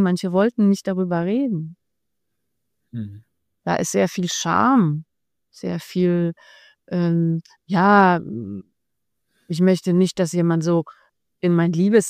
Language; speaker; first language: German; non-native, fluent; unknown